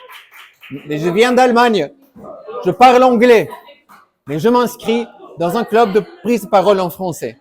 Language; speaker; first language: French; non-native, fluent; German